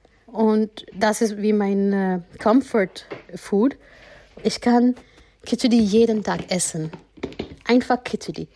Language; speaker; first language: German; non-native, learner; Gujarati